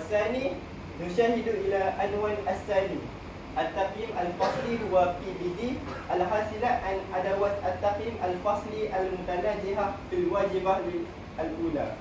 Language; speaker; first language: Arabic; non-native, learner; Malay